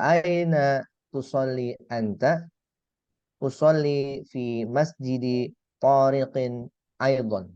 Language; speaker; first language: Arabic; non-native, learner; Indonesian